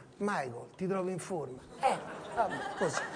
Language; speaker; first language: Italian; native; Italian